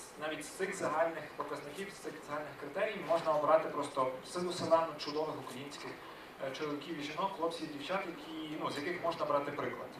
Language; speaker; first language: Ukrainian; native; Ukrainian